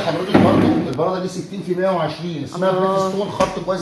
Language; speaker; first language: Arabic; native; Arabic